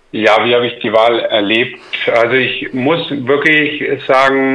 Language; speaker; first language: German; native; German